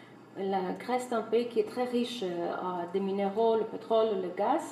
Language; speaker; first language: French; non-native, fluent; Greek